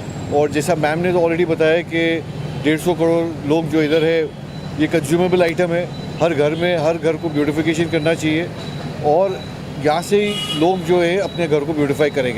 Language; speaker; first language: Hindi; native; Hindi